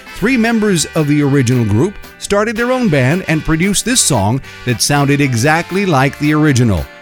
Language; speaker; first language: English; early bilingual, other home language; Spanish